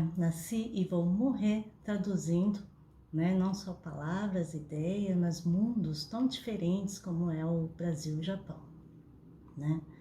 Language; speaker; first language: Portuguese; early bilingual, other home language; Japanese